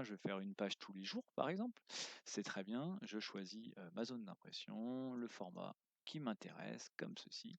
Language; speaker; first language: French; native; French